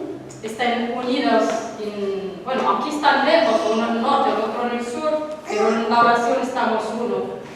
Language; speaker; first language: Spanish; non-native, learner; Arabic